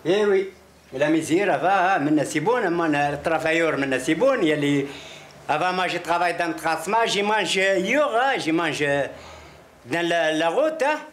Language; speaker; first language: French; non-native, learner; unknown